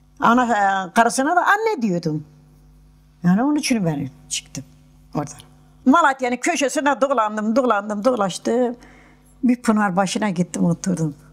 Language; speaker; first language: Turkish; non-native, local second language; Kurdish